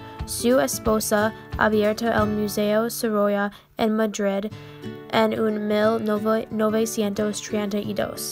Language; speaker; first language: Spanish; non-native, learner; English